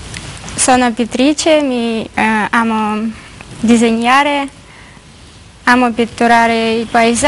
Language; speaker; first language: Italian; non-native, learner; Russian